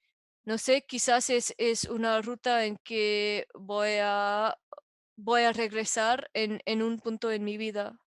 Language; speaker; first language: Spanish; non-native, fluent; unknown